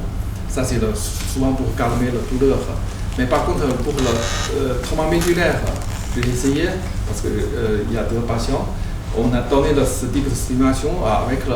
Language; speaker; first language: French; non-native, learner; Chinese